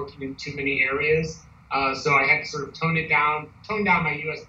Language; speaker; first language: English; native; English